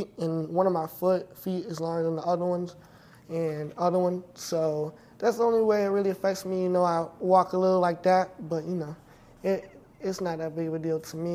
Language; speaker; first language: English; native; English